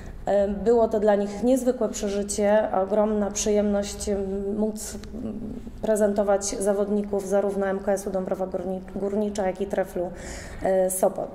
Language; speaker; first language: Polish; native; Polish